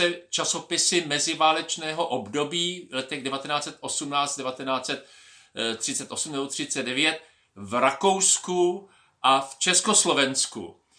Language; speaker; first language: Czech; native; Czech